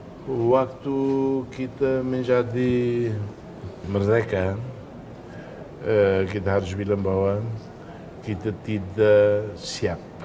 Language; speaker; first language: Indonesian; non-native, fluent; Tetum